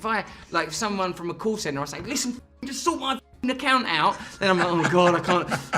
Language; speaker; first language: English; native; English